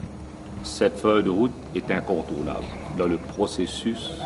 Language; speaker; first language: French; non-native, local second language; Morisyen